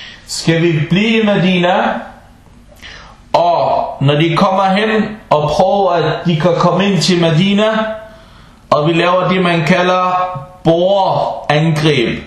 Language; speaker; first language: Danish; early bilingual, other home language; Arabic